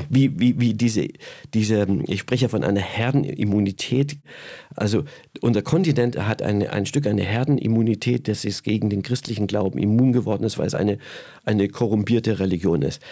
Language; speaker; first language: German; native; German